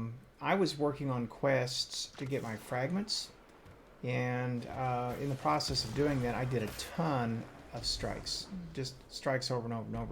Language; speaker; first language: English; native; English